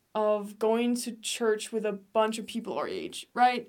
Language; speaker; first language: English; non-native, fluent; Danish